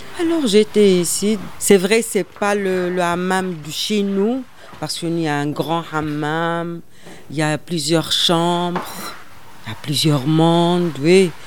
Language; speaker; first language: French; non-native, local second language; Arabic